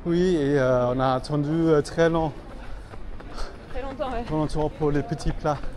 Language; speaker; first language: French; non-native, fluent; German